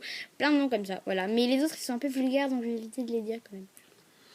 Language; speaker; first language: French; native; French